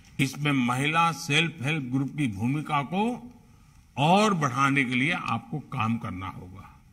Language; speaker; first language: Hindi; non-native, local second language; Gujarati